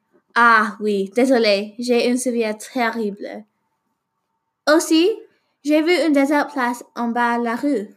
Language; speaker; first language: French; non-native, learner; English